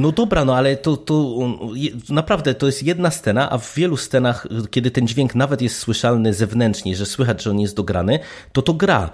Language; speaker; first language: Polish; native; Polish